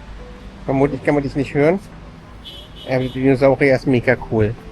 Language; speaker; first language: German; native; German